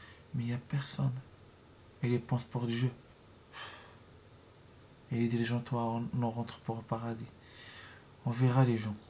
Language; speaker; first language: French; non-native, learner; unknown